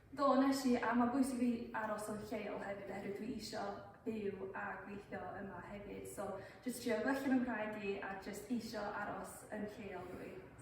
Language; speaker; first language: Welsh; non-native, local second language; English